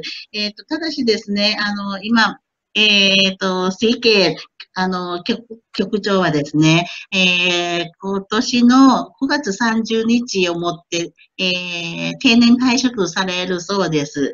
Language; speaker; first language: Japanese; non-native, fluent; Thai